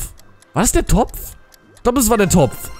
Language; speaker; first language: German; native; German